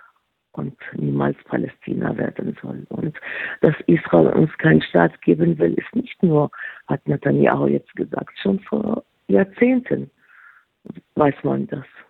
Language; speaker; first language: German; non-native, fluent; Arabic